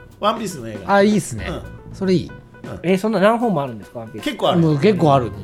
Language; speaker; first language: Japanese; native; Japanese